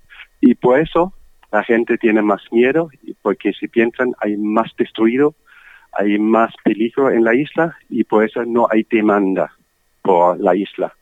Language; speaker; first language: Spanish; non-native, learner; German